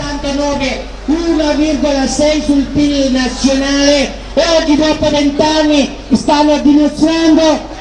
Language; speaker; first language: Italian; non-native, local second language; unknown